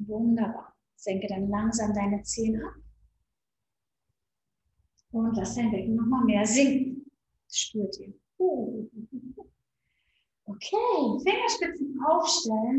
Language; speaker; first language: German; native; German